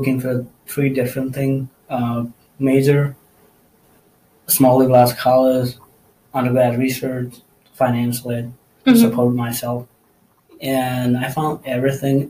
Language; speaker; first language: English; non-native, local second language; Nepali